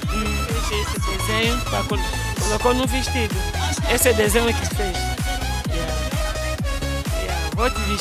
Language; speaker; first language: Portuguese; non-native, learner; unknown